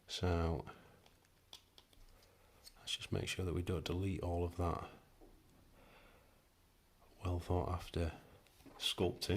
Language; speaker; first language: English; native; English